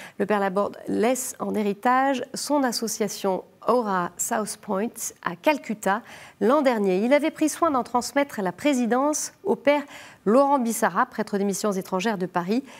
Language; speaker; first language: French; native; French